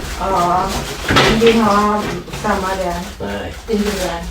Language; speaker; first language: Swedish; non-native, learner; Thai